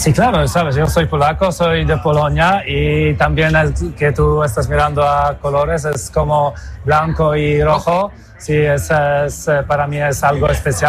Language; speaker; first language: Spanish; non-native, fluent; Polish